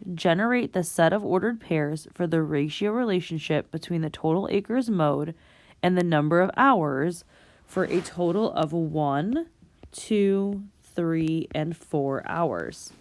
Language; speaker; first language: English; native; English